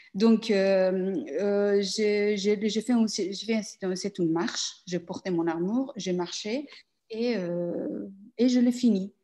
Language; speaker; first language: French; non-native, learner; Persian